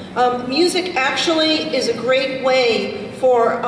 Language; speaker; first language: English; native; English